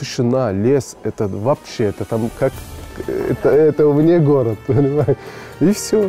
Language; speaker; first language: Russian; non-native, learner; Turkish